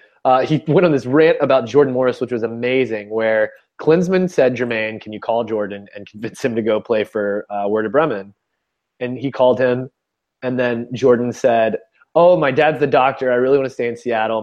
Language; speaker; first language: English; native; English